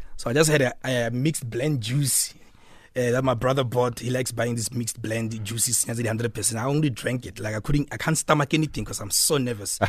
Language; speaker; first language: English; non-native, local second language; Tswana